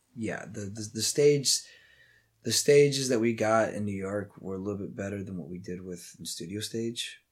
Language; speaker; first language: English; native; English